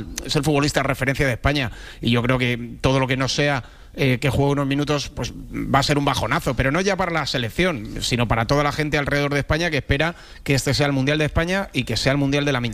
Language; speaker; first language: Spanish; native; Spanish